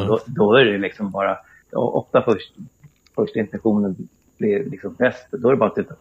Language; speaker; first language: Swedish; native; Swedish